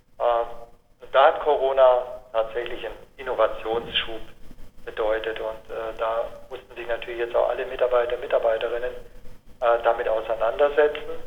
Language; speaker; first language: German; native; German